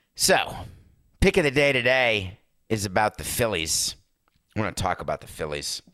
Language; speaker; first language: English; native; English